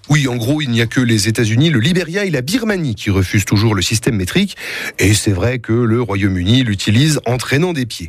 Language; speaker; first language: French; native; French